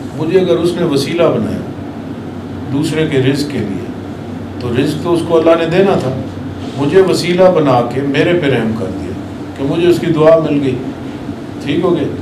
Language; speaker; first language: Urdu; non-native, local second language; Saraiki